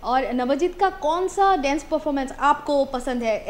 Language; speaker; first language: Hindi; non-native, local second language; Assamese